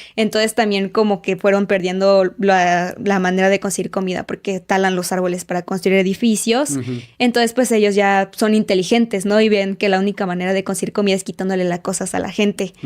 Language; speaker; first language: Spanish; native; Spanish